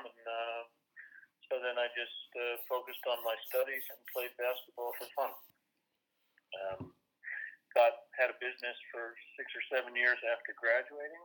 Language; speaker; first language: English; native; English